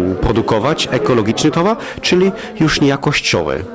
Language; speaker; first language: Polish; non-native, fluent; German